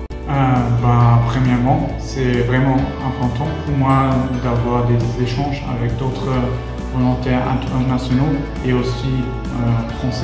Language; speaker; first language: French; non-native, fluent; German